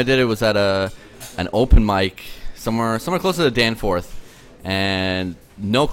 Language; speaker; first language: English; early bilingual, other home language; Polish